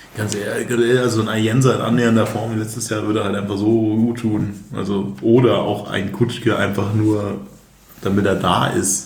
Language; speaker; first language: German; native; German